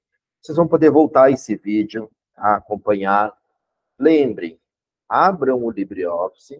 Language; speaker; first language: Portuguese; native; Portuguese